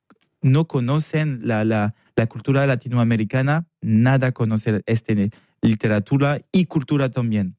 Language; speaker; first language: Spanish; non-native, fluent; French